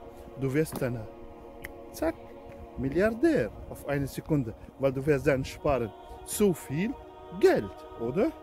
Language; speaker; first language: German; non-native, fluent; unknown